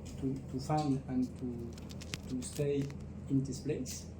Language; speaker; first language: English; non-native, learner; French